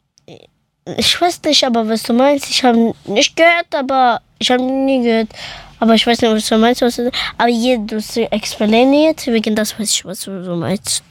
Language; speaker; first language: German; early bilingual, other home language; Persian